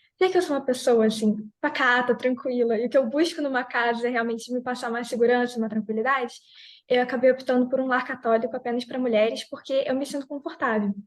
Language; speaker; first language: Portuguese; native; Portuguese